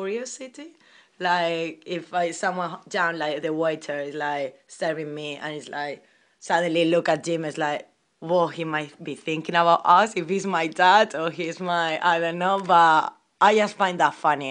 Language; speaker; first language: English; non-native, learner; Spanish